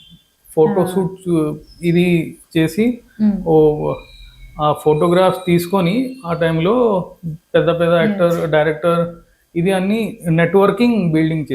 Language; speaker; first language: Telugu; non-native, fluent; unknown